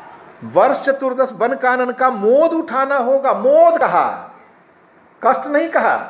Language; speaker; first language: Hindi; native; Hindi